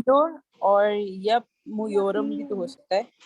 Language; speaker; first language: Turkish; non-native, learner; Urdu